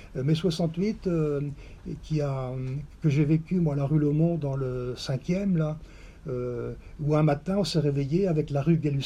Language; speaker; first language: French; native; French